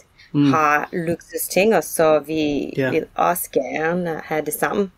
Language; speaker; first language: Danish; non-native, fluent; English